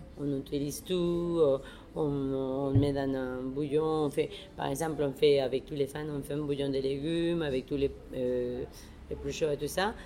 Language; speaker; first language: French; non-native, fluent; Spanish